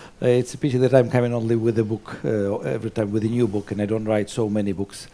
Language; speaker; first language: English; non-native, fluent; Russian